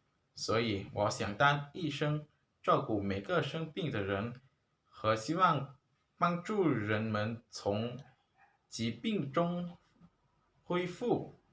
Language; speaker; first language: Chinese; non-native, learner; Lao